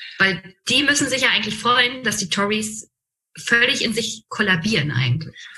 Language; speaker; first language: German; native; German